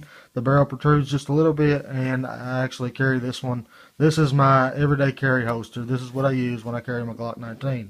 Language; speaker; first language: English; native; English